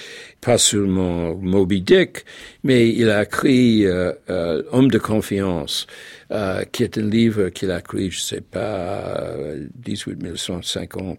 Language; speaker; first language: French; non-native, fluent; English